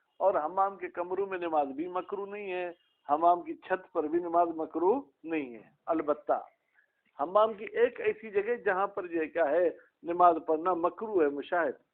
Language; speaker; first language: Urdu; non-native, local second language; Sindhi